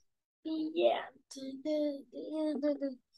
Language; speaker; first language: Chinese; non-native, learner; Vietnamese